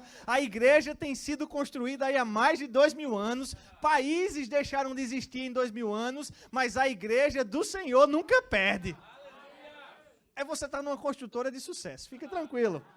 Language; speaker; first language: Portuguese; native; Portuguese